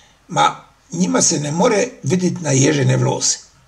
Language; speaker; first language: Serbian; native; Serbian